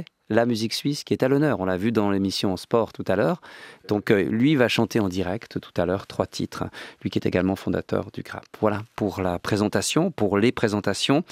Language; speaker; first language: French; native; French